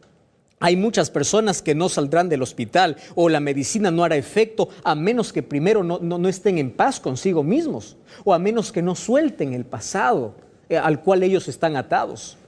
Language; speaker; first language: Spanish; native; Spanish